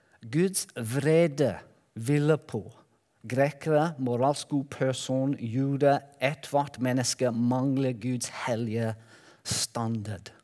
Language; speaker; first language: Norwegian; non-native, learner; Welsh